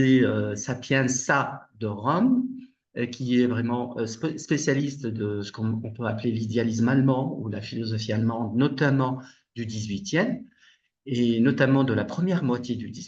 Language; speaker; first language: French; non-native, local second language; Arabic